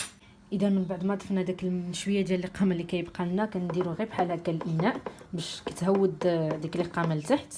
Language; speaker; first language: Arabic; native; Arabic